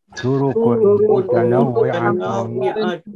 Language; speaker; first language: Arabic; non-native, learner; Malay